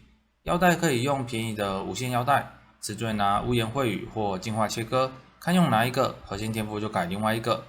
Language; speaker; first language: Chinese; native; Chinese